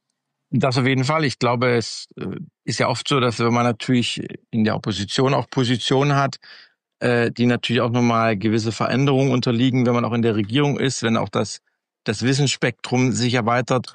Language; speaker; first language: German; native; German